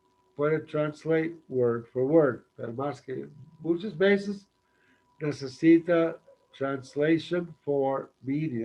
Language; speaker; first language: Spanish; non-native, learner; English